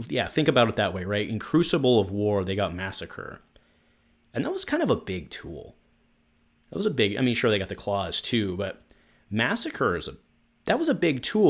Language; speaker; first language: English; native; English